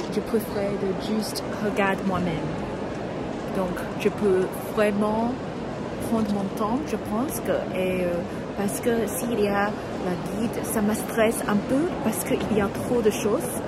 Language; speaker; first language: French; non-native, learner; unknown